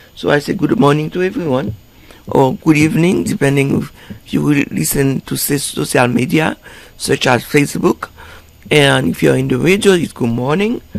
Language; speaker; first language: English; non-native, fluent; Haitian Creole